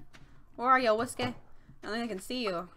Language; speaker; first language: English; native; English